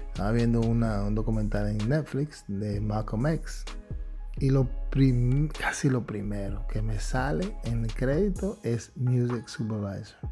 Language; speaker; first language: Spanish; early bilingual, heritage; Spanish